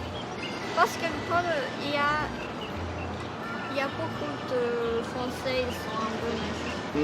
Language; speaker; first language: French; non-native, learner; Chinese